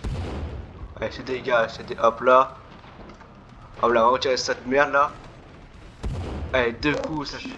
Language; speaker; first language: French; native; French